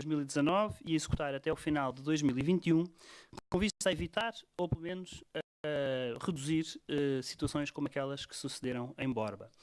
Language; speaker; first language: Portuguese; native; Portuguese